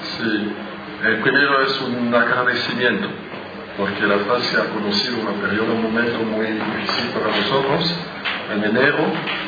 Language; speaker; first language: Spanish; non-native, fluent; French